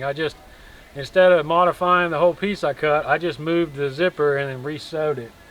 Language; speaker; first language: English; native; English